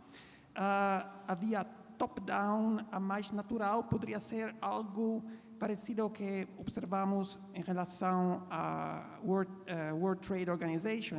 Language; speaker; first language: Portuguese; non-native, fluent; Italian